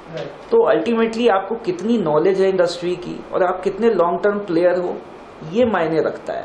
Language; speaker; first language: Hindi; native; Hindi